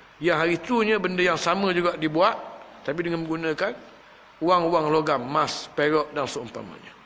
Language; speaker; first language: Malay; native; Malay